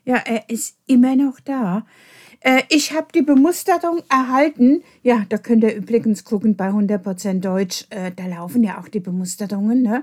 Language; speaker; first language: German; native; German